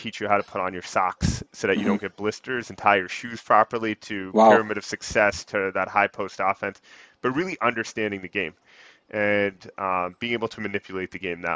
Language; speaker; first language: English; native; English